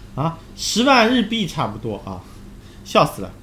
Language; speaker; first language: Chinese; native; Chinese